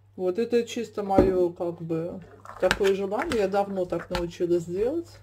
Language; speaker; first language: Russian; native; Russian